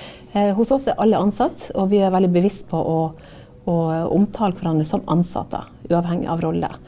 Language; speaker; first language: Norwegian; native; Norwegian